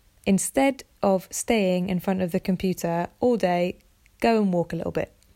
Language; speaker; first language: English; native; English